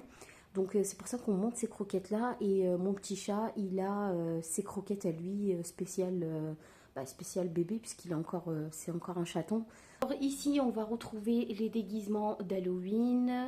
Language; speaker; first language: French; native; French